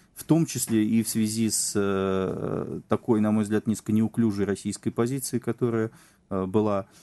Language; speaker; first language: Russian; native; Russian